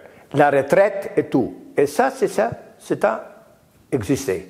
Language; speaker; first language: French; non-native, learner; Greek